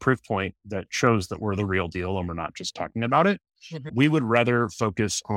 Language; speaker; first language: English; native; English